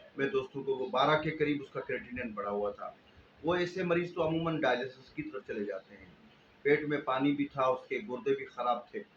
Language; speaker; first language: Urdu; non-native, local second language; Sindhi